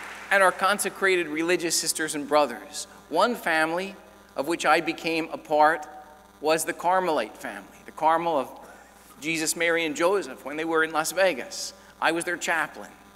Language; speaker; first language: English; native; English